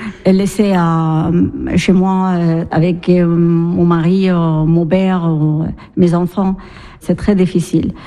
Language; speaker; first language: French; non-native, learner; Arabic